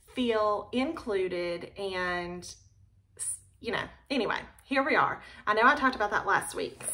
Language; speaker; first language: English; native; English